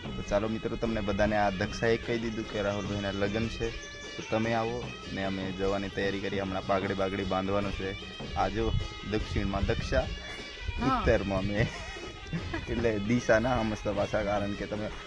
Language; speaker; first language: Gujarati; non-native, local second language; Rathawi